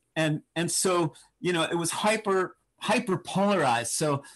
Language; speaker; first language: English; native; English